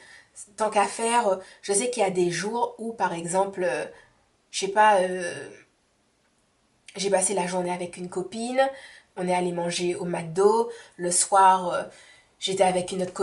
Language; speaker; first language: French; native; French